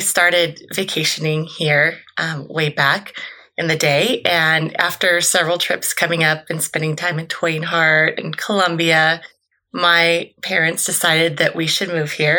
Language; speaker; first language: English; native; English